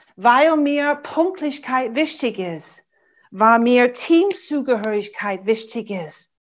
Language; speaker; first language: German; non-native, fluent; English